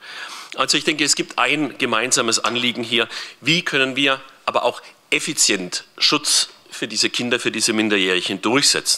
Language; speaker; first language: German; native; German